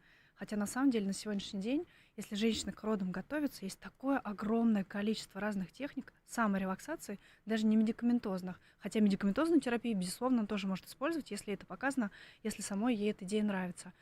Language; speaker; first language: Russian; native; Russian